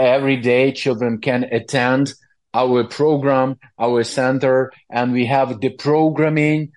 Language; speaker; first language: English; non-native, fluent; Ukrainian